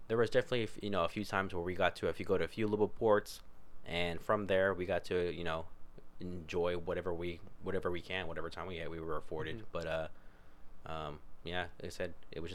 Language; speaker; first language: English; native; English